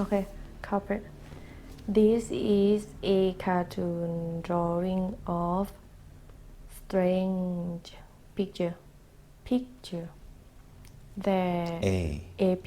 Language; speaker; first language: English; non-native, learner; Thai